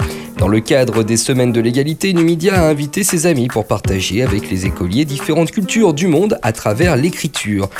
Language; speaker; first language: French; native; French